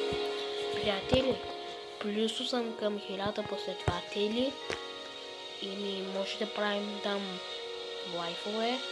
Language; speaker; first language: Bulgarian; non-native, local second language; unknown